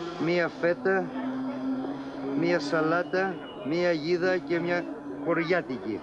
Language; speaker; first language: Greek; native; Greek